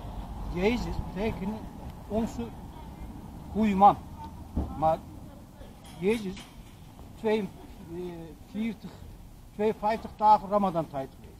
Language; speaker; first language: Dutch; non-native, learner; Turkish